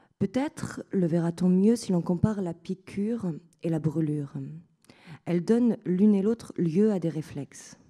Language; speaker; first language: French; native; French